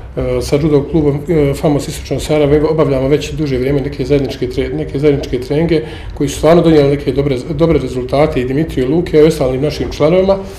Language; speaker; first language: Bosnian; native; Bosnian